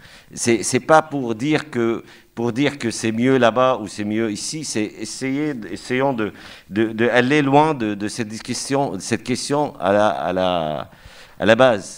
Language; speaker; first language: French; non-native, fluent; Arabic